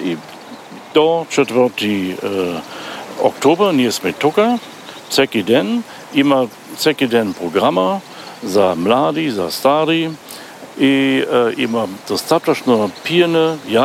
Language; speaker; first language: Bulgarian; non-native, learner; German